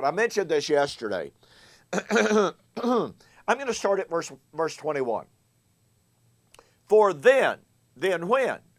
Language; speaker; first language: English; native; English